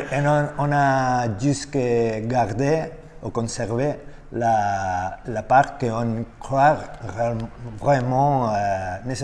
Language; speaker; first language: French; non-native, learner; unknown